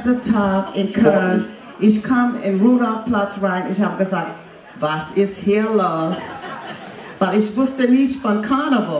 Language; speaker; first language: German; non-native, fluent; English